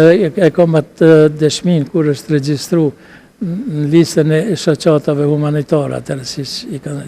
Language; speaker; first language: Albanian; native; Albanian